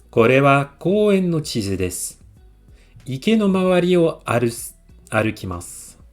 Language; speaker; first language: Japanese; non-native, fluent; French